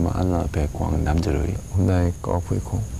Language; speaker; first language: Vietnamese; non-native, learner; English